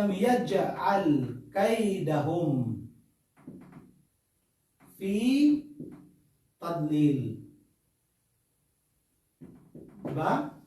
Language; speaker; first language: Arabic; non-native, fluent; Filipino